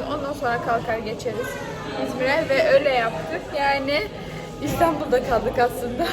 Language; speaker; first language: Turkish; early bilingual, heritage; Turkish